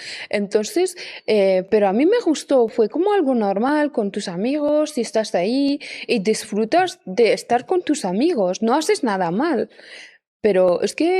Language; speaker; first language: Spanish; non-native, fluent; Persian